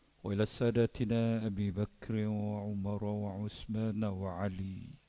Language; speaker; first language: Malay; native; Malay